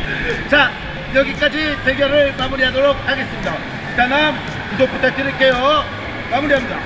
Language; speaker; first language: Korean; native; Korean